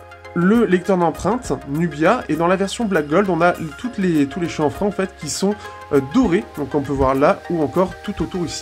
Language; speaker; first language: French; native; French